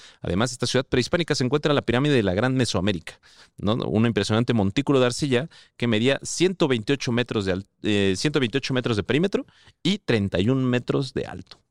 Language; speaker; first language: Spanish; native; Spanish